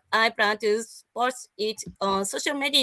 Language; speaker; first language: English; non-native, learner; Japanese